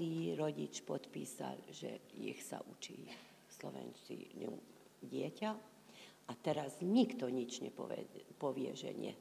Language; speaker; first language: Slovak; non-native, local second language; Hungarian